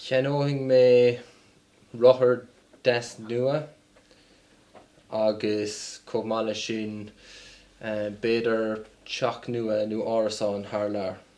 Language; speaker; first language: Irish; non-native, local second language; English